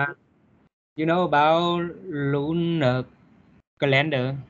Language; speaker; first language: English; non-native, learner; Vietnamese